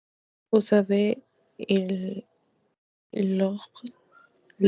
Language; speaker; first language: French; non-native, learner; Spanish